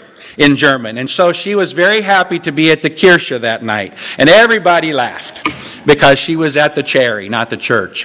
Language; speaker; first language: English; native; English